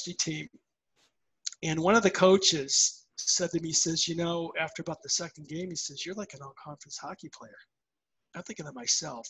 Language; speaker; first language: English; native; English